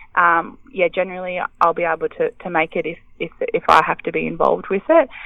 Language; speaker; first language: English; native; English